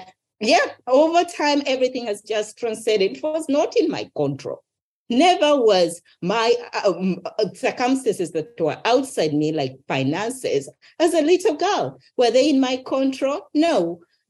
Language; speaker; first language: English; non-native, local second language; Ganda